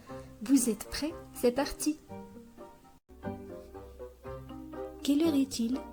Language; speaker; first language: French; non-native, local second language; Arabic